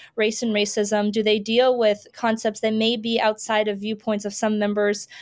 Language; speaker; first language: English; native; English